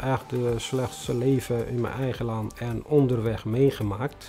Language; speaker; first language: Dutch; non-native, fluent; Tigrinya